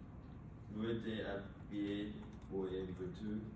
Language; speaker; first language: French; non-native, learner; English